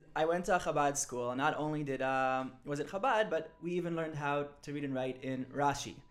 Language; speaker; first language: English; early bilingual, other home language; Hebrew